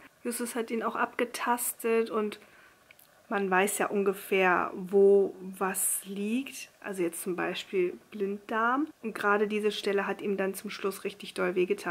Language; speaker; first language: German; native; German